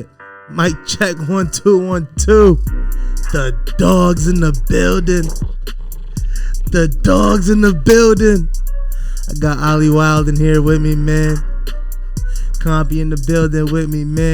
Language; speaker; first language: English; native; English